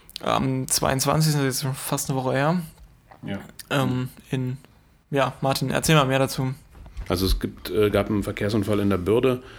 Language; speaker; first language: German; native; German